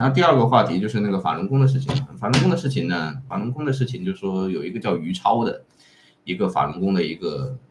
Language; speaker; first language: Chinese; native; Chinese